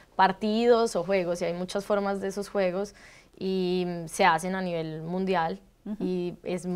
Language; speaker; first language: Spanish; native; Spanish